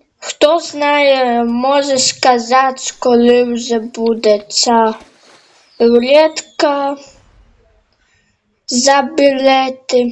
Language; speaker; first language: Polish; non-native, learner; Ukrainian